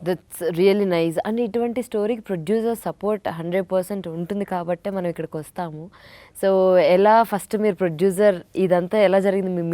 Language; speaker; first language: Telugu; native; Telugu